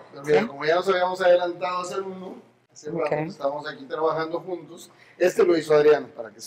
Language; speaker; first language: Spanish; native; Spanish